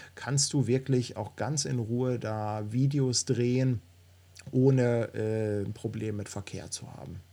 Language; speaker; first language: German; native; German